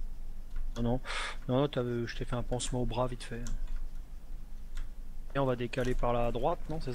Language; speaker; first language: French; native; French